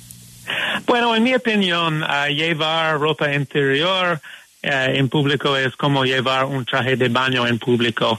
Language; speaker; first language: Spanish; non-native, learner; English